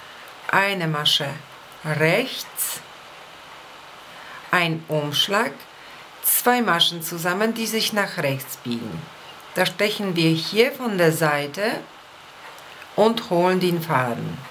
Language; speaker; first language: German; non-native, fluent; Polish